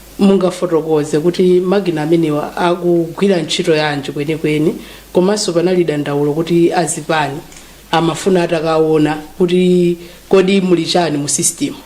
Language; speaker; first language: Nyanja; native; Nyanja